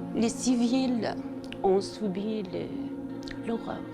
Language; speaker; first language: French; non-native, fluent; Arabic